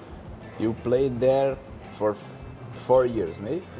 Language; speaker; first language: English; non-native, learner; Portuguese